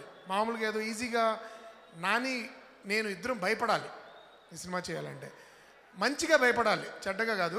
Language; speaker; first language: Telugu; native; Telugu